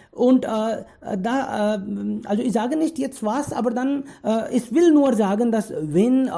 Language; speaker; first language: German; non-native, fluent; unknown